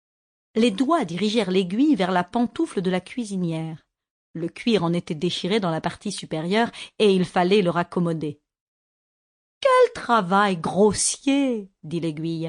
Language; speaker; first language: French; native; French